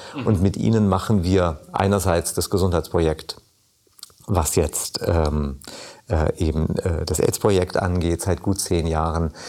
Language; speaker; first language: German; native; German